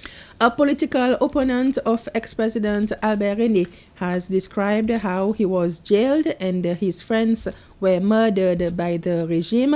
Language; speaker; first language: English; non-native, local second language; Seselwa Creole French